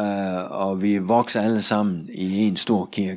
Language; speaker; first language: Danish; non-native, learner; Russian